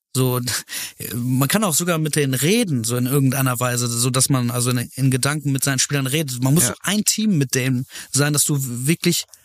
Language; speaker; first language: German; native; German